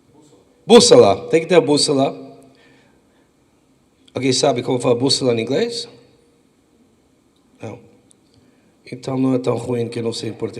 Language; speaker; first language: Portuguese; non-native, fluent; English